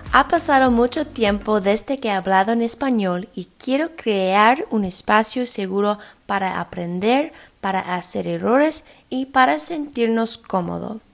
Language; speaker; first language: Spanish; early bilingual, heritage; English